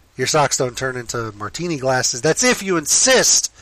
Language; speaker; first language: English; native; English